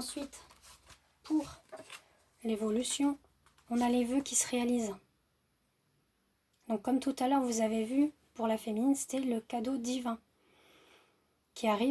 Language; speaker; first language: French; native; French